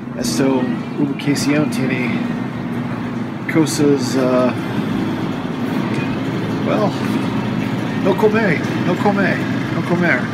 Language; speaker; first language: Spanish; non-native, learner; English